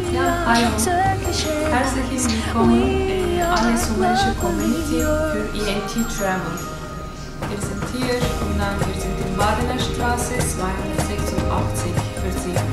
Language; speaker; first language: German; non-native, fluent; Turkish